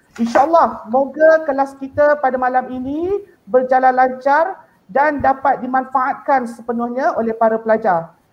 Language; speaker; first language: Malay; native; Malay